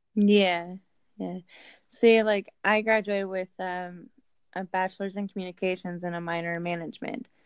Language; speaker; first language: English; native; English